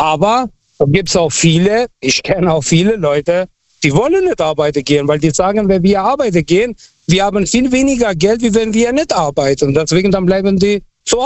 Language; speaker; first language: German; non-native, fluent; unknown